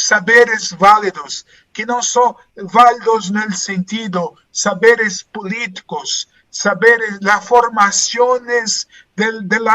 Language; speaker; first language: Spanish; non-native, learner; Portuguese